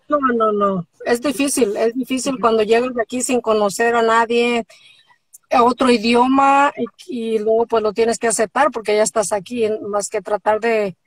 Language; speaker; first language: Spanish; native; Spanish